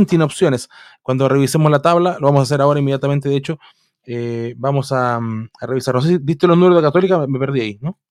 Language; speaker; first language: Spanish; native; Spanish